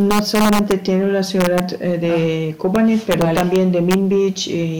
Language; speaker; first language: Spanish; non-native, learner; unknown